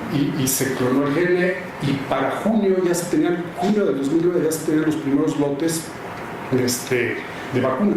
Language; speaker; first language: Spanish; native; Spanish